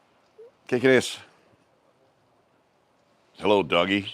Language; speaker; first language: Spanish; non-native, learner; English